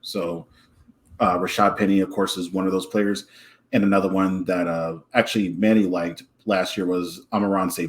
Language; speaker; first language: English; native; English